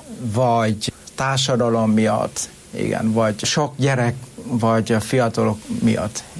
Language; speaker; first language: Hungarian; non-native, learner; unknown